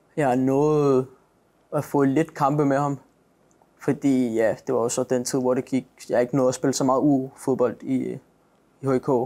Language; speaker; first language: Danish; native; Danish